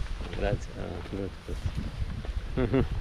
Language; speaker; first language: Spanish; non-native, learner; Polish